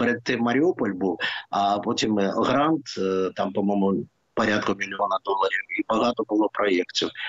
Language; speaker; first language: Ukrainian; non-native, local second language; Russian